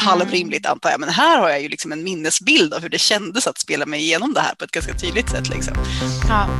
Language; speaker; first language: Swedish; native; Swedish